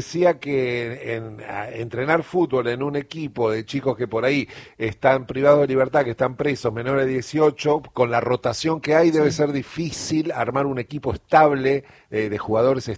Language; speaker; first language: Spanish; native; Spanish